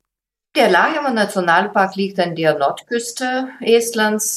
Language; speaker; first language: German; non-native, fluent; Lithuanian